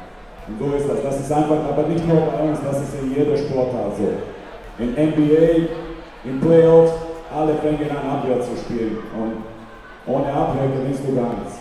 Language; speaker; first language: German; non-native, fluent; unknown